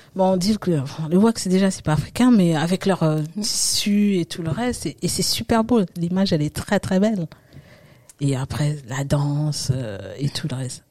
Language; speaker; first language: French; early bilingual, other home language; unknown